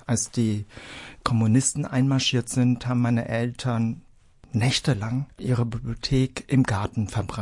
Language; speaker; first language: German; early bilingual, other home language; Vietnamese